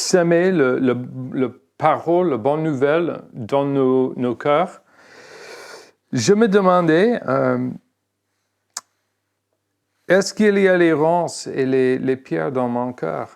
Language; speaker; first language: French; non-native, fluent; English